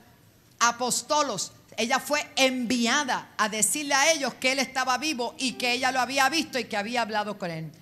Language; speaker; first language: Spanish; native; Spanish